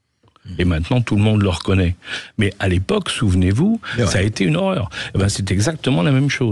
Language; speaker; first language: French; native; French